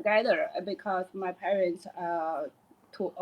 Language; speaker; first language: English; non-native, learner; Chinese